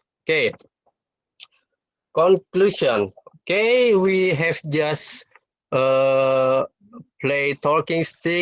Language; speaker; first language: English; non-native, fluent; Indonesian